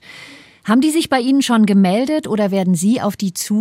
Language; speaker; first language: German; native; German